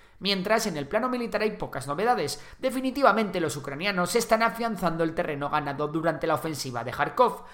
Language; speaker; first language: Spanish; native; Spanish